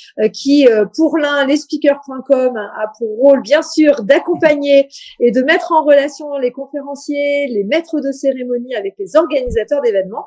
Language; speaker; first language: French; native; French